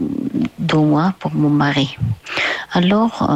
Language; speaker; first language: French; non-native, learner; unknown